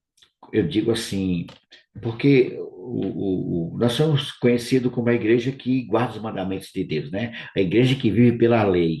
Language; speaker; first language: Portuguese; native; Portuguese